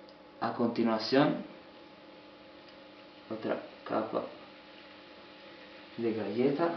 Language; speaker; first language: Spanish; non-native, fluent; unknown